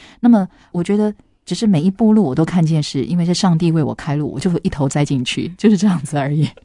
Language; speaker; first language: Chinese; non-native, local second language; Hakka Chinese